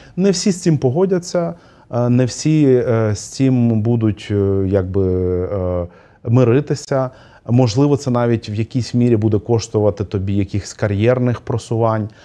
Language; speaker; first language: Ukrainian; non-native, local second language; Russian